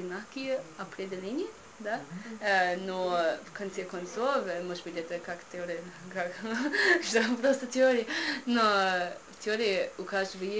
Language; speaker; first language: Russian; non-native, learner; English